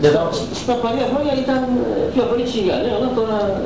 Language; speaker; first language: Greek; non-native, local second language; Turkish